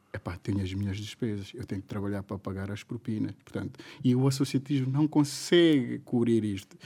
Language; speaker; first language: Portuguese; non-native, local second language; Upper Guinea Crioulo